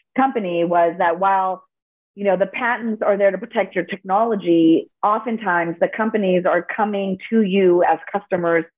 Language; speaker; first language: English; early bilingual, other home language; Spanish